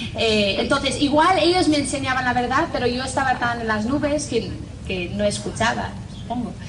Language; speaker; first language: Spanish; non-native, fluent; English